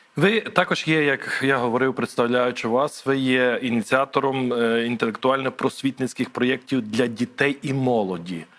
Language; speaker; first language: Ukrainian; native; Ukrainian